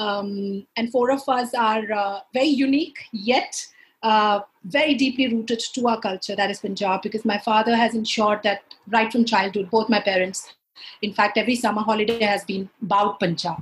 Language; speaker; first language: English; non-native, local second language; Punjabi